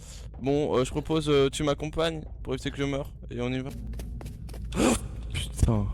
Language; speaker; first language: French; native; French